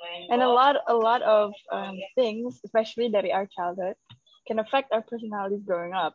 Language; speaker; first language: English; early bilingual, other home language; Indonesian